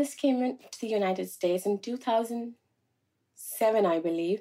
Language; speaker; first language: English; non-native, local second language; Malayalam